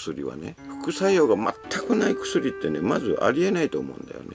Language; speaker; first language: Japanese; native; Japanese